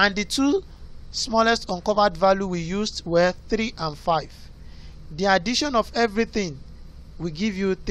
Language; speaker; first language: English; non-native, local second language; Yoruba